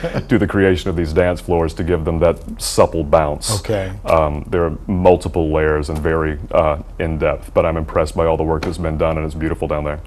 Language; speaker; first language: English; native; English